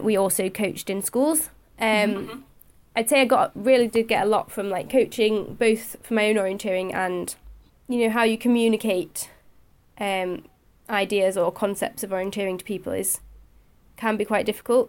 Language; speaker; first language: English; native; English